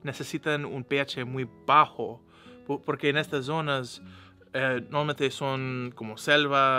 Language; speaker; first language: Spanish; non-native, learner; English